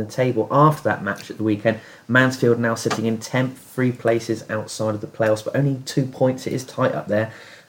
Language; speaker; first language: English; native; English